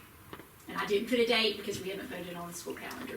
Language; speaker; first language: English; native; English